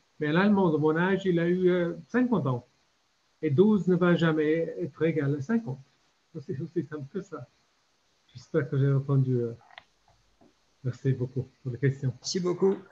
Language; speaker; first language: French; non-native, fluent; English